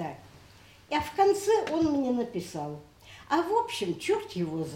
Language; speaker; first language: Russian; native; Russian